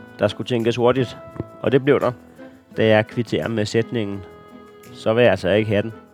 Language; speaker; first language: Danish; native; Danish